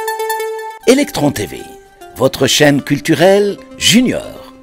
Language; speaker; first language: French; non-native, local second language; Arabic